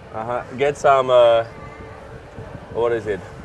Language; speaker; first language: English; non-native, fluent; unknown